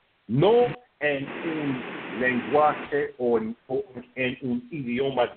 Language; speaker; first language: Spanish; non-native, fluent; English